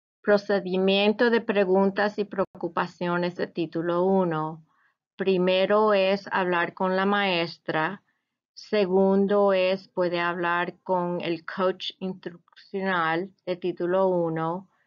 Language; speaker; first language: Spanish; non-native, fluent; English